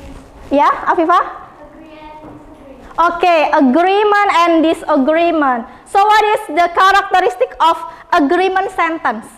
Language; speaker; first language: English; non-native, fluent; Indonesian